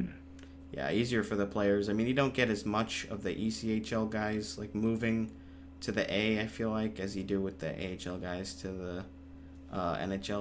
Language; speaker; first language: English; native; English